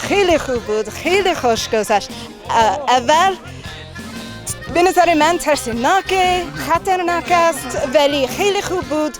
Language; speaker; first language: Persian; non-native, learner; English